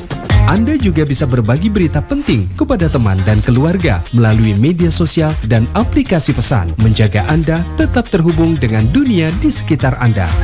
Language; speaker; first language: Indonesian; native; Indonesian